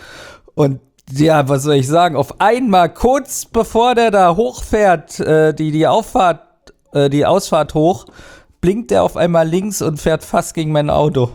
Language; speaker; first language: German; native; German